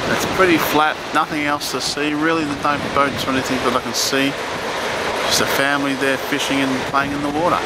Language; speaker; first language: English; native; English